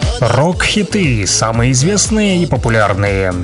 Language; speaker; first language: Russian; native; Russian